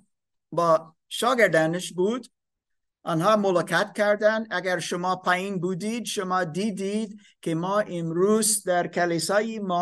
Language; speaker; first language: Persian; non-native, fluent; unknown